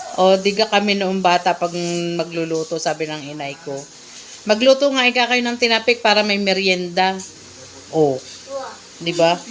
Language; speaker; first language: Filipino; native; Filipino